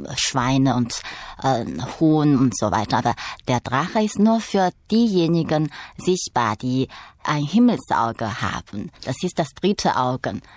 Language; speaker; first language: German; non-native, fluent; Chinese